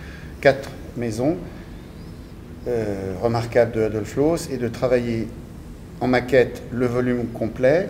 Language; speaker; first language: French; native; French